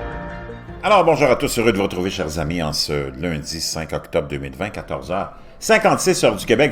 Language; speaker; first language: French; native; French